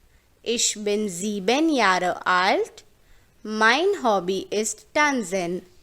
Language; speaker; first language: German; non-native, fluent; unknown